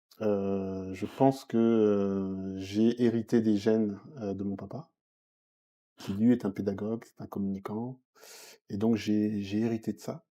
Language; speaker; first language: French; early bilingual, other home language; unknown